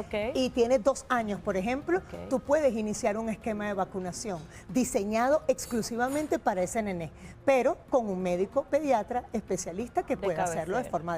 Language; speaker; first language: Spanish; native; Spanish